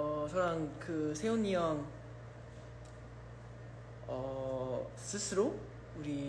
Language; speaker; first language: Korean; early bilingual, heritage; English